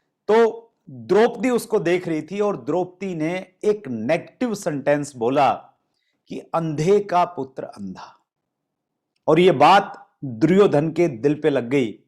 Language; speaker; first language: Hindi; native; Hindi